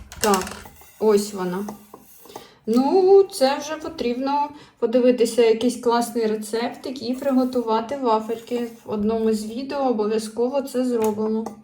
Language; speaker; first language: Ukrainian; native; Ukrainian